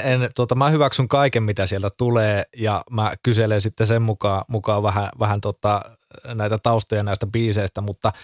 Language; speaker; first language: Finnish; native; Finnish